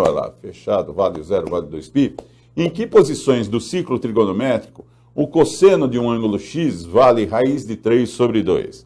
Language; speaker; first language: Portuguese; native; Portuguese